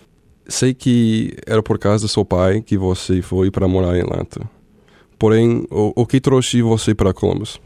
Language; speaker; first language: Portuguese; non-native, fluent; English